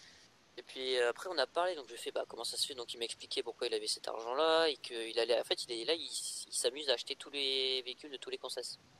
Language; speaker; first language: French; native; French